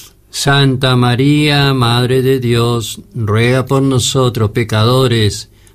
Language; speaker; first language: Spanish; native; Spanish